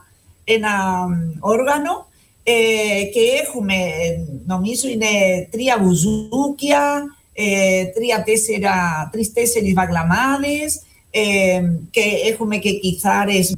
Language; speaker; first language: Greek; non-native, fluent; Spanish